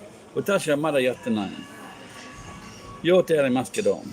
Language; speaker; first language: Japanese; non-native, learner; English